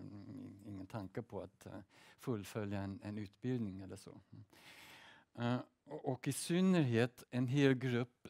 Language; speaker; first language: Swedish; early bilingual, heritage; Swedish